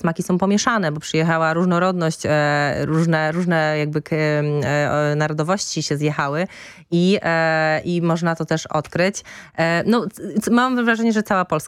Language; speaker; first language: Polish; native; Polish